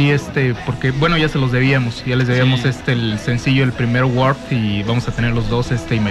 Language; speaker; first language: Spanish; native; Spanish